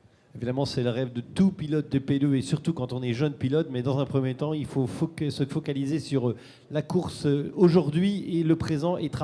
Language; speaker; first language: French; native; French